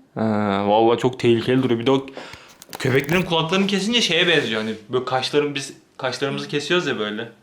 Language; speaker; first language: Turkish; native; Turkish